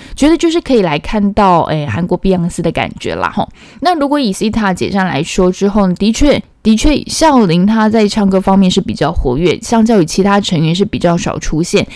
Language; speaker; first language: Chinese; non-native, fluent; Korean